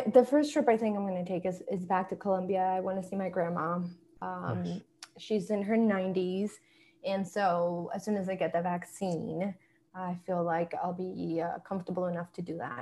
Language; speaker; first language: English; early bilingual, other home language; Spanish